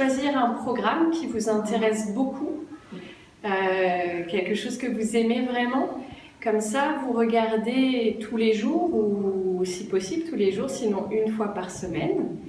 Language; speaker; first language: French; native; French